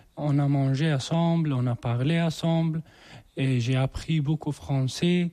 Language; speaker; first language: French; non-native, learner; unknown